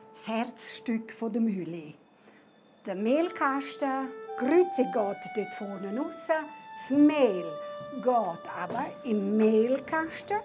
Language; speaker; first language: German; non-native, local second language; Romansh